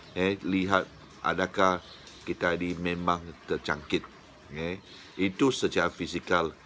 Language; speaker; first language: Malay; non-native, local second language; Chinese